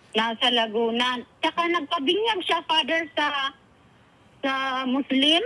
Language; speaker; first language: Filipino; non-native, local second language; Bikol